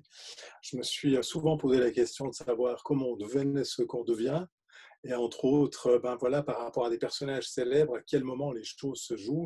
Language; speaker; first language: French; native; French